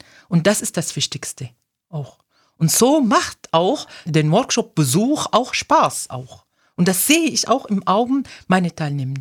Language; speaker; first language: German; non-native, fluent; Arabic